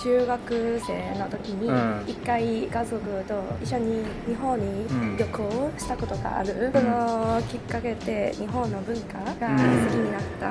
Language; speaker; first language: Japanese; non-native, learner; Chinese